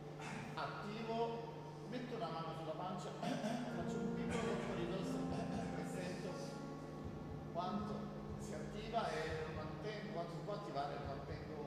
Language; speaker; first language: Italian; native; Italian